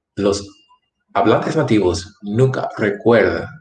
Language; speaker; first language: Spanish; non-native, fluent; English